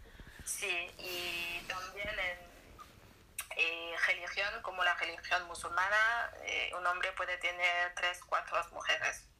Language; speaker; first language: Spanish; non-native, learner; French